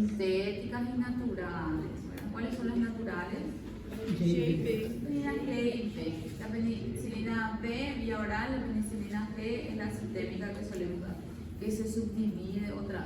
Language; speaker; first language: Spanish; native; Spanish